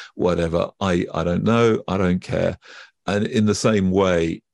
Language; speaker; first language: English; native; English